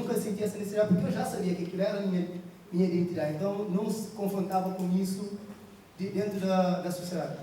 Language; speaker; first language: Portuguese; non-native, local second language; Kabuverdianu